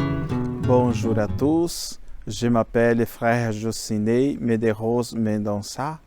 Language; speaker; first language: French; non-native, learner; Portuguese